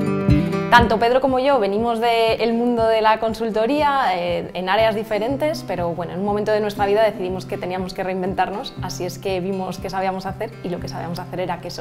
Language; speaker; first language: Spanish; native; Spanish